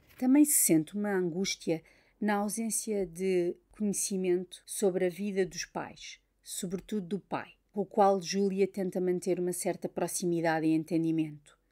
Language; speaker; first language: Portuguese; native; Portuguese